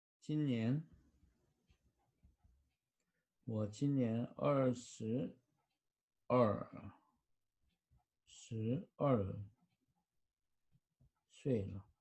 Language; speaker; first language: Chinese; non-native, fluent; Korean